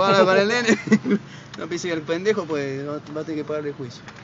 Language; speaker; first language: Spanish; native; Spanish